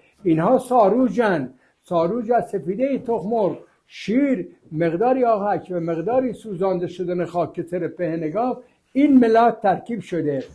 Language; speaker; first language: Persian; native; Persian